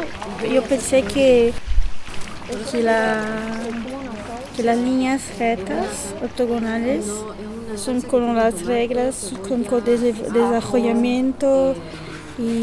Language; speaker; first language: Spanish; non-native, fluent; Portuguese